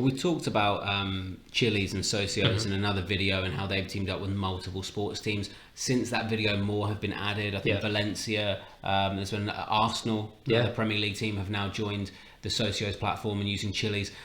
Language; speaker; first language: English; native; English